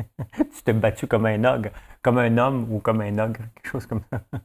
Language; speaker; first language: French; native; French